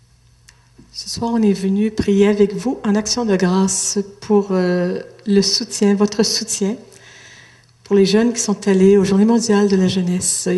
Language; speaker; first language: French; native; French